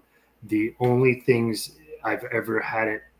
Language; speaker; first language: English; native; English